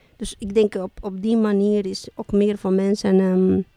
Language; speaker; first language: Dutch; non-native, fluent; Spanish